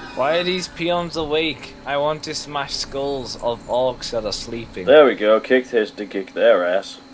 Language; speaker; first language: English; native; English